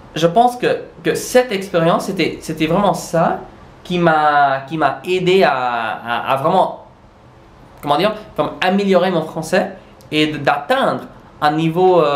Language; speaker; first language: French; non-native, local second language; English